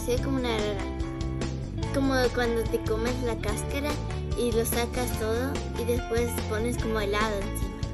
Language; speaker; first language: Spanish; early bilingual, heritage; Spanish